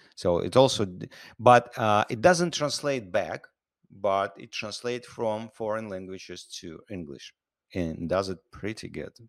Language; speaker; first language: English; non-native, fluent; Russian